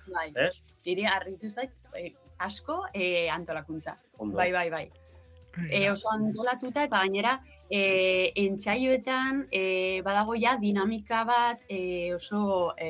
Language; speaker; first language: Basque; non-native, local second language; Spanish